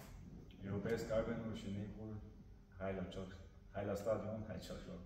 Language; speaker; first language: Romanian; non-native, learner; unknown